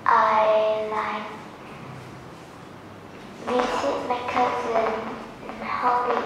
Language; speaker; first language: English; non-native, learner; Vietnamese